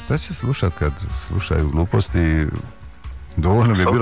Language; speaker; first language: Croatian; native; Croatian